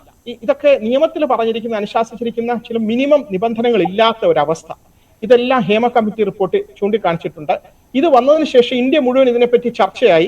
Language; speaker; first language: Malayalam; native; Malayalam